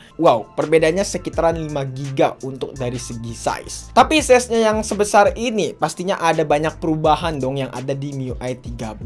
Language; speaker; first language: Indonesian; native; Indonesian